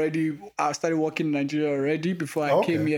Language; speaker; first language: English; non-native, local second language; Igbo